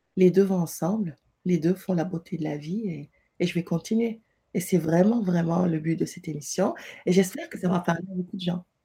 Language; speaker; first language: French; non-native, local second language; Wolof